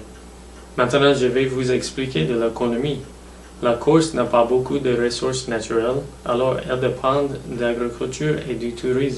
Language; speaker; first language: French; non-native, learner; English